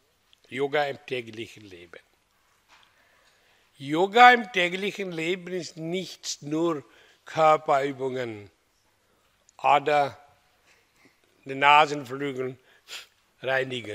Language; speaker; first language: German; non-native, fluent; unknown